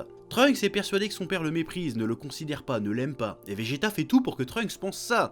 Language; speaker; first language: French; native; French